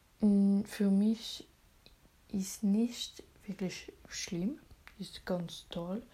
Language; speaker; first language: German; non-native, learner; French